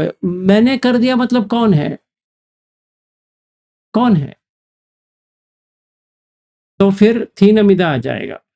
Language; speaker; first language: Hindi; native; Hindi